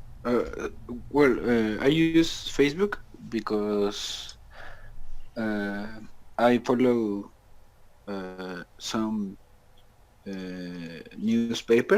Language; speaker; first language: English; non-native, learner; Spanish